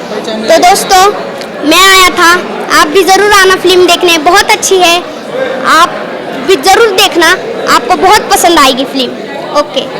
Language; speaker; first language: Hindi; non-native, local second language; Marathi